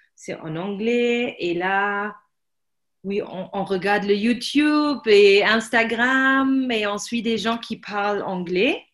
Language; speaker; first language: French; non-native, fluent; German